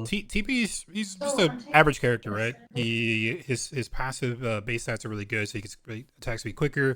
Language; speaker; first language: English; native; English